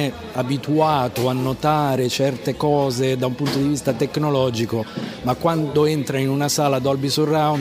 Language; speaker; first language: Italian; native; Italian